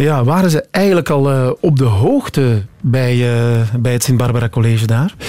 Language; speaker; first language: Dutch; native; Dutch